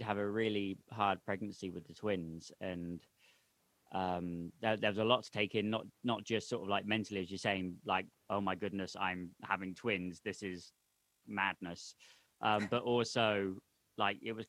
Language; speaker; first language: English; native; English